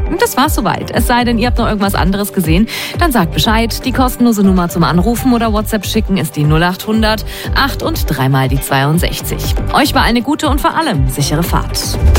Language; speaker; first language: German; native; German